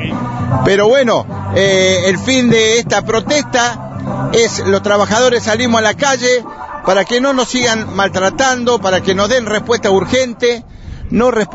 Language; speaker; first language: Spanish; native; Spanish